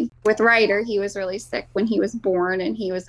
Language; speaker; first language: English; native; English